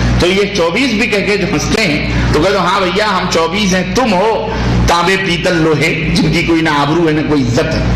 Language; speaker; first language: Urdu; native; Urdu